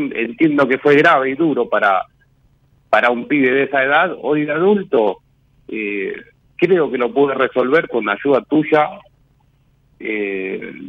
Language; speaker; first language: Spanish; native; Spanish